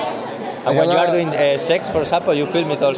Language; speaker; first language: English; non-native, fluent; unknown